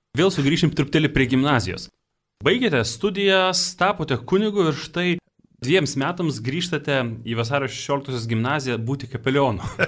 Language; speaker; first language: Lithuanian; native; Lithuanian